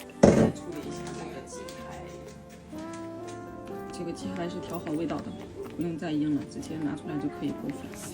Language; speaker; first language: Chinese; native; Chinese